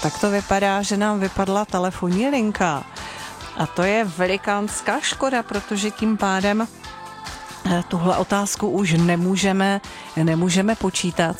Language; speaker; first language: Czech; native; Czech